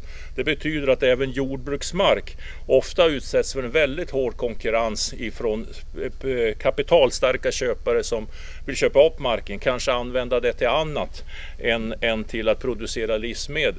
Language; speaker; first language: Swedish; native; Swedish